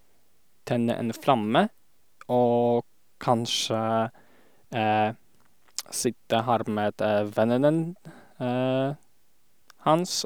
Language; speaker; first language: Norwegian; non-native, learner; Polish